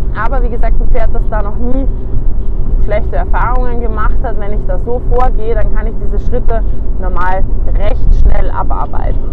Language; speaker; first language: German; native; German